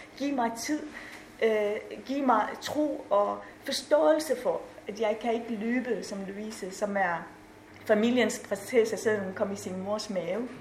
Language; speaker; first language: Danish; non-native, fluent; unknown